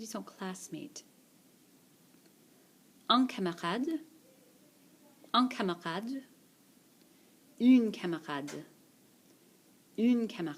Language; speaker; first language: French; non-native, fluent; English